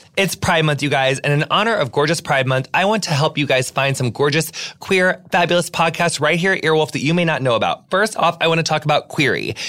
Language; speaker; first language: English; native; English